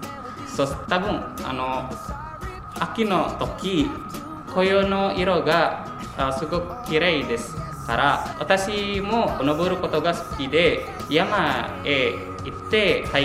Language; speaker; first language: Japanese; non-native, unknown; Indonesian